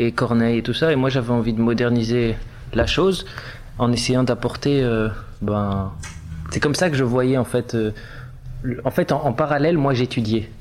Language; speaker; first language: French; native; French